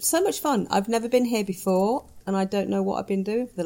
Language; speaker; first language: English; native; English